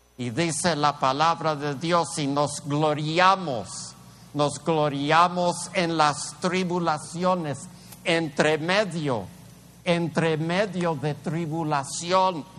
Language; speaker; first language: Spanish; early bilingual, heritage; Spanish